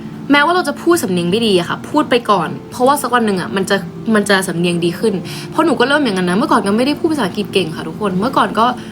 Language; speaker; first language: Thai; early bilingual, heritage; Thai